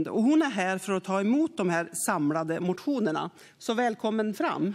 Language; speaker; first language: Swedish; native; Swedish